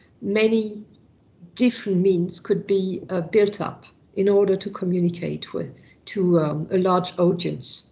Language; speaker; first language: English; non-native, fluent; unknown